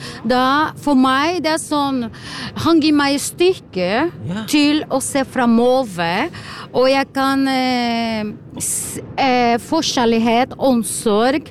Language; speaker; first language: Norwegian; non-native, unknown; Portuguese